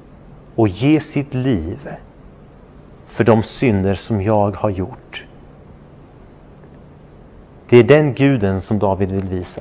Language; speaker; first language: Swedish; non-native, fluent; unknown